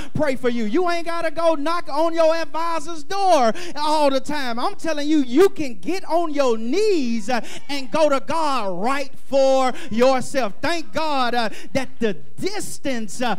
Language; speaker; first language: English; native; English